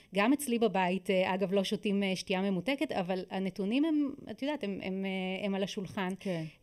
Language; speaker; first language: Hebrew; native; Hebrew